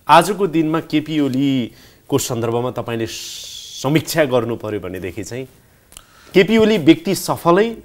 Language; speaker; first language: Nepali; native; Nepali